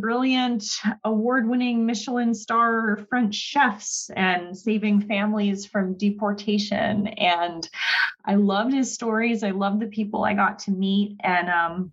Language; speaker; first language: English; native; English